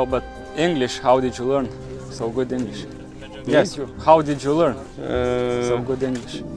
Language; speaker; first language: English; non-native, learner; Lithuanian